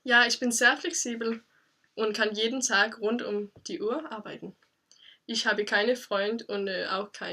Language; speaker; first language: German; non-native, learner; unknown